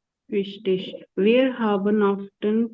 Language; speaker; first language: German; non-native, learner; Hindi